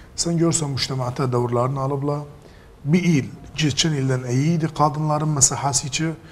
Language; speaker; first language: Turkish; native; Turkish